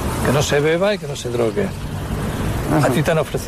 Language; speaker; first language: Spanish; native; Spanish